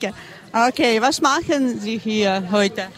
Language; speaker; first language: German; non-native, learner; Ukrainian